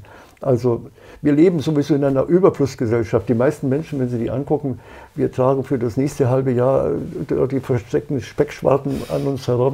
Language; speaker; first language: German; native; German